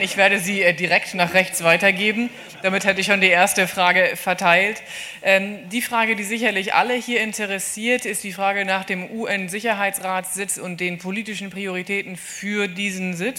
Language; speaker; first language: German; native; German